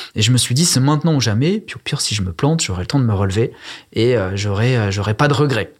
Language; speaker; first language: French; native; French